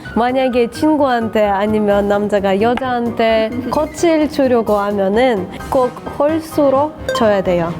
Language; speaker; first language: Korean; non-native, fluent; Russian